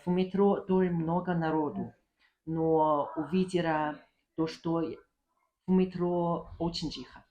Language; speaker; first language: Russian; non-native, learner; Chinese